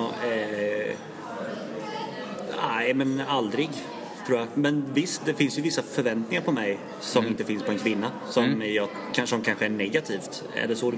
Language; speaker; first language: Swedish; native; Swedish